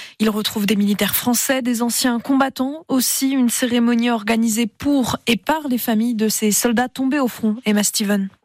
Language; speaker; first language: French; native; French